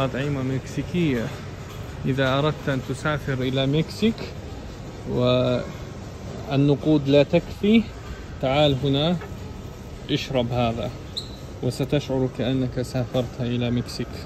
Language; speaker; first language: Arabic; non-native, fluent; Russian